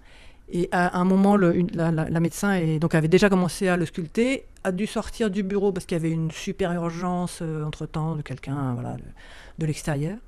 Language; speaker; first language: French; native; French